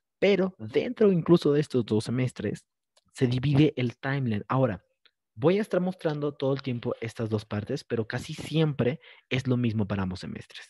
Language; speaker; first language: Spanish; native; Spanish